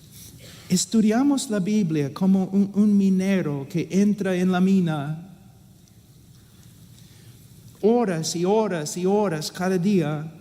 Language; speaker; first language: Spanish; non-native, fluent; English